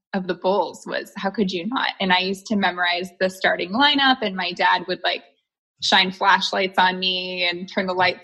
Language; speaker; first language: English; native; English